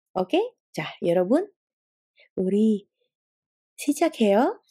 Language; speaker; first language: Korean; non-native, fluent; Indonesian